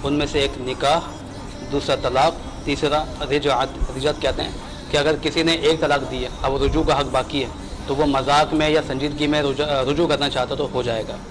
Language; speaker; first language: Urdu; native; Urdu